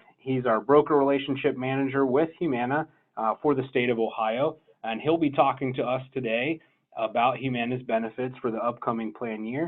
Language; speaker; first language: English; native; English